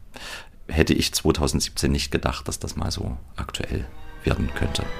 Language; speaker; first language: German; native; German